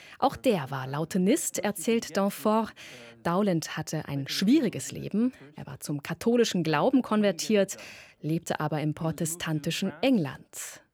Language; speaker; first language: German; native; German